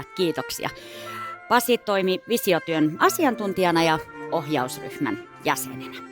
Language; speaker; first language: Finnish; native; Finnish